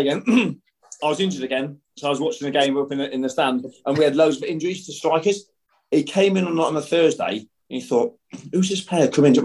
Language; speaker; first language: English; native; English